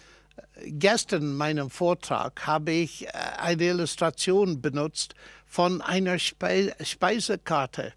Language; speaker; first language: German; non-native, fluent; English